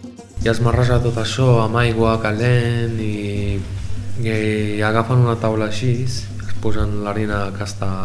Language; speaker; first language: Catalan; non-native, learner; Arabic